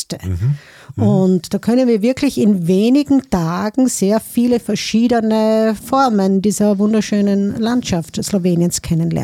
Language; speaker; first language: German; native; German